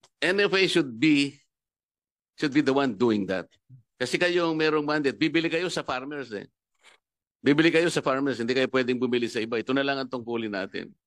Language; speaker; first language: Filipino; non-native, local second language; Pampanga